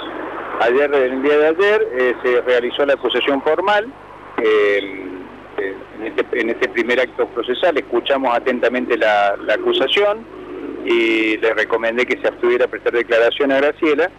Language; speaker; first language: Spanish; native; Spanish